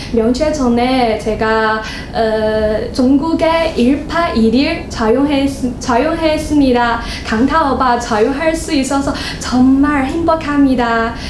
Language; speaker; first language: Korean; non-native, learner; Chinese